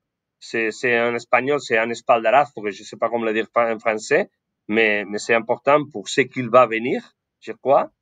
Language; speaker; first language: French; non-native, fluent; Spanish